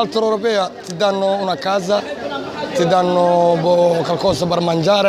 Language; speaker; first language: Italian; non-native, learner; Somali